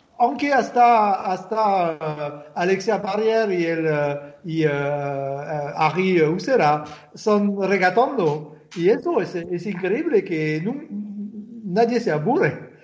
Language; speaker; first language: Spanish; non-native, fluent; French